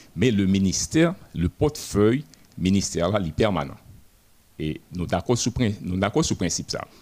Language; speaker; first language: French; non-native, local second language; Haitian Creole